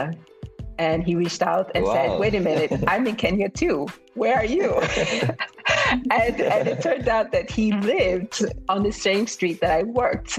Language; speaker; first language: English; native; English